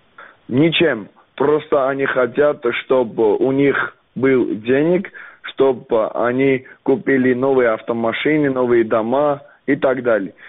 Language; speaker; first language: Russian; non-native, learner; Armenian